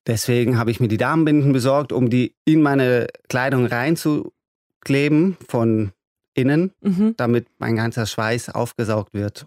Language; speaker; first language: German; native; German